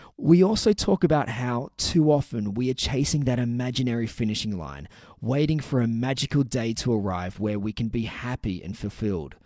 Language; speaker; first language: English; native; English